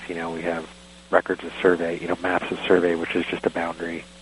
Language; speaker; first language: English; native; English